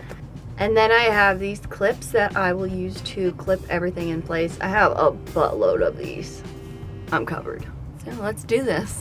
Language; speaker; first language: English; native; English